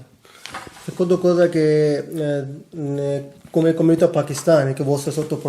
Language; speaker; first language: Italian; non-native, learner; Urdu